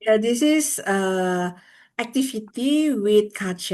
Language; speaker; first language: English; non-native, learner; Indonesian